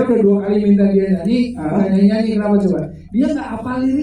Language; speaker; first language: Indonesian; native; Indonesian